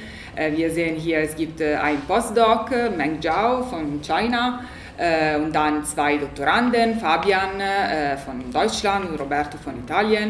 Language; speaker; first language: German; non-native, learner; Italian